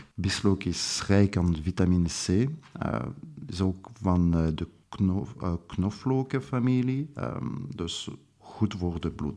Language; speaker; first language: Dutch; non-native, local second language; French